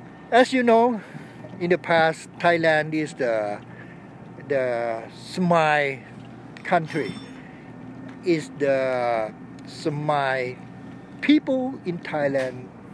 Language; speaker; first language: English; non-native, learner; Thai